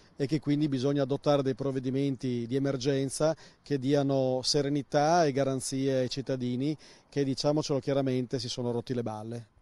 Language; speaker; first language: Italian; native; Italian